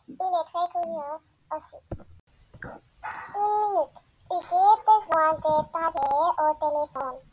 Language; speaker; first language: French; non-native, learner; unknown